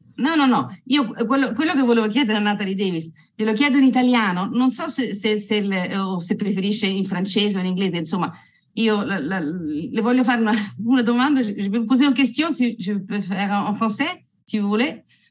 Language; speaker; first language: Italian; native; Italian